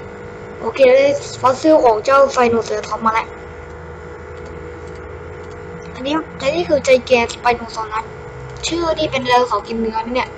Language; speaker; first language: Thai; native; Thai